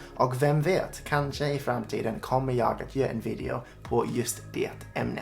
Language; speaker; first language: Swedish; non-native, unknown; English